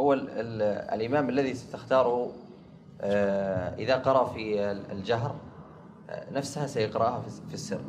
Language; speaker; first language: Arabic; native; Arabic